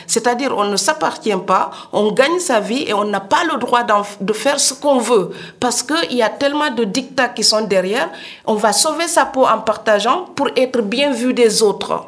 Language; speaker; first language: French; non-native, local second language; Serer